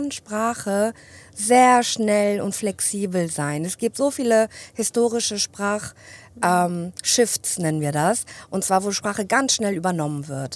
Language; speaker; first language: German; early bilingual, other home language; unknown